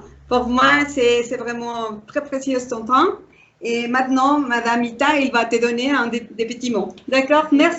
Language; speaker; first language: French; non-native, fluent; Spanish